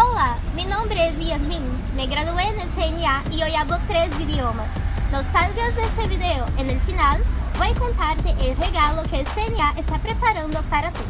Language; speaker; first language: Spanish; non-native, fluent; Portuguese